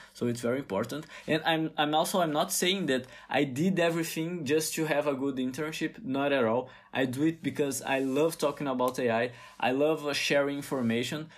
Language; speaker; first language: English; non-native, fluent; Portuguese